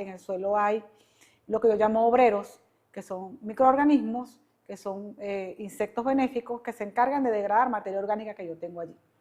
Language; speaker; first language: Spanish; native; Spanish